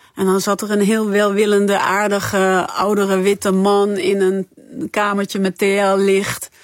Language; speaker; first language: Dutch; early bilingual, other home language; French